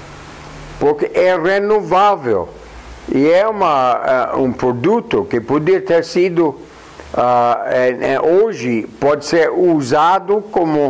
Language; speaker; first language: Portuguese; non-native, fluent; English